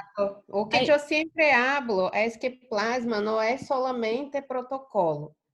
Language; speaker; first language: Spanish; non-native, learner; Portuguese